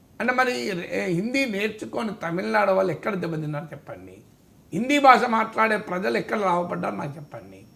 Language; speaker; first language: Telugu; native; Telugu